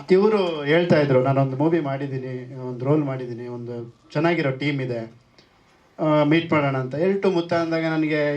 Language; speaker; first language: Kannada; non-native, local second language; Kodava